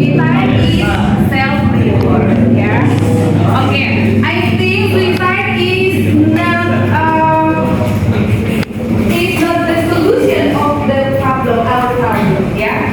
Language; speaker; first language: English; non-native, learner; Indonesian